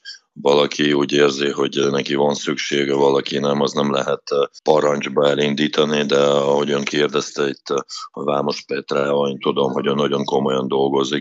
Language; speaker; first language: Hungarian; non-native, fluent; Russian